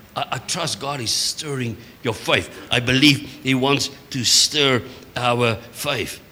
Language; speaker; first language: English; non-native, local second language; Afrikaans